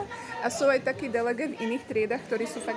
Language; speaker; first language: Slovak; native; Slovak